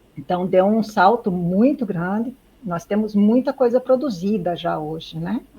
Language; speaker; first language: Portuguese; native; Portuguese